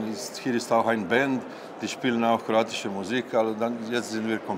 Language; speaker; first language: German; non-native, fluent; Croatian